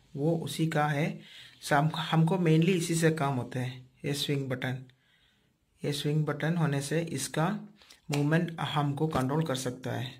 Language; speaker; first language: Hindi; non-native, local second language; Malayalam